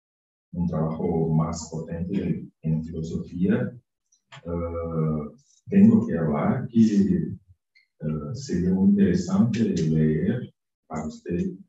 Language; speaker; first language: Spanish; non-native, fluent; Portuguese